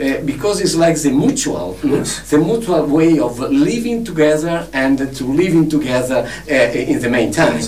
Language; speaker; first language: English; non-native, fluent; Italian